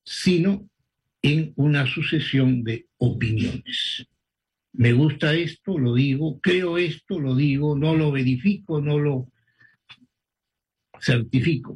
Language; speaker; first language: Spanish; native; Spanish